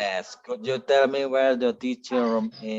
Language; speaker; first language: English; non-native, learner; Indonesian